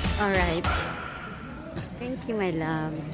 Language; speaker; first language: English; non-native, local second language; Filipino